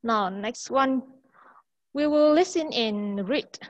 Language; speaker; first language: English; non-native, fluent; Vietnamese